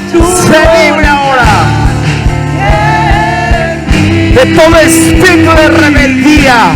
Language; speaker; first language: Spanish; native; Spanish